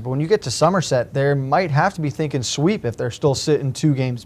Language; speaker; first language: English; native; English